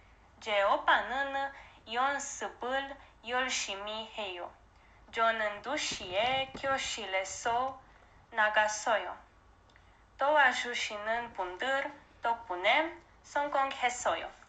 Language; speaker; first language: Korean; non-native, learner; Romanian